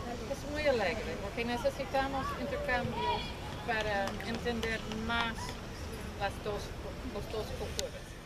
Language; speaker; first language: Spanish; non-native, learner; English